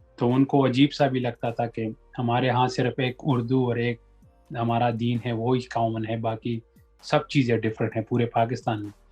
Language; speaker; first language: Urdu; non-native, local second language; Pashto